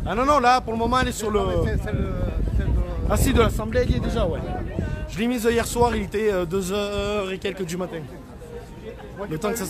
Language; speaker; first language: French; native; French